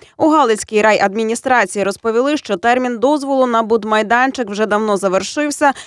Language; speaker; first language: Ukrainian; native; Ukrainian